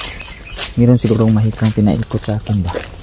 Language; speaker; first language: Filipino; non-native, local second language; Cebuano